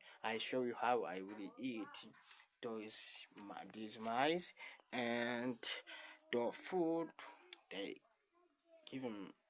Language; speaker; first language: English; non-native, learner; Rundi